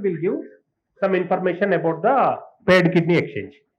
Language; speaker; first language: English; non-native, local second language; Telugu